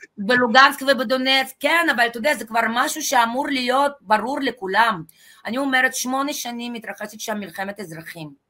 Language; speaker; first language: Hebrew; non-native, fluent; Russian